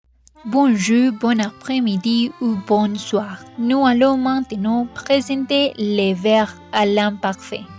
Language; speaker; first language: French; non-native, learner; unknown